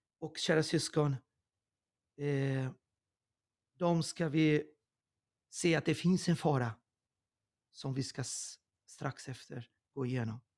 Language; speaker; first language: Swedish; non-native, fluent; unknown